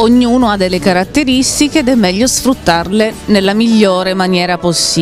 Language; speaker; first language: Italian; native; Italian